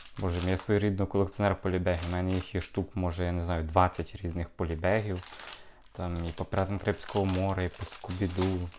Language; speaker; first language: Ukrainian; non-native, local second language; Russian